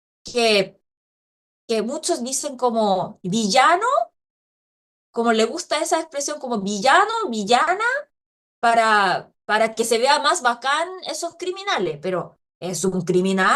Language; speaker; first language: Spanish; non-native, fluent; Korean